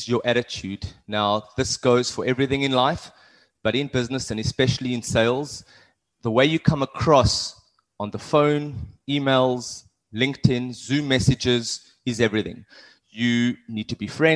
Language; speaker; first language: English; native; English